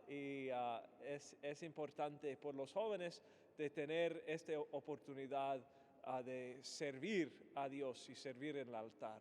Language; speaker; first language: Spanish; non-native, fluent; English